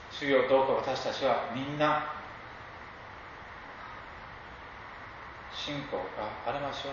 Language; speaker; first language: Japanese; non-native, fluent; English